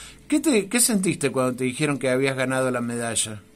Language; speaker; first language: Spanish; native; Spanish